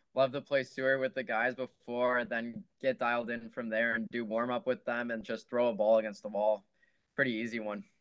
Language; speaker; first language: English; native; English